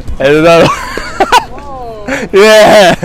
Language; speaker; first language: English; non-native, learner; Turkish